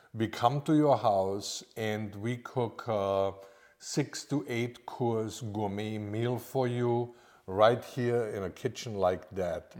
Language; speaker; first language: English; non-native, fluent; German